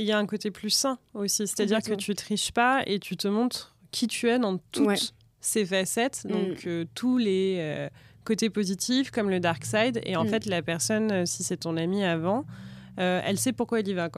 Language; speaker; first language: French; native; French